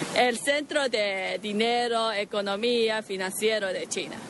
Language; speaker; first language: Spanish; non-native, learner; Chinese